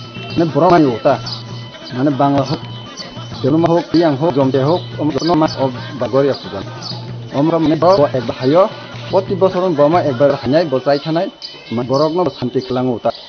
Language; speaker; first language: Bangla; non-native, local second language; Kok Borok